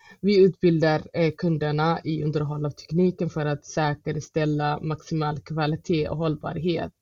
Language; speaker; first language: Swedish; non-native, fluent; Somali